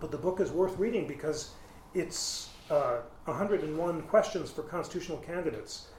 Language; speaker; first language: English; native; English